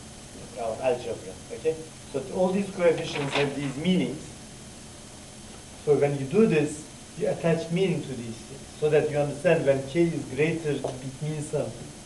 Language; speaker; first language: English; non-native, fluent; Turkish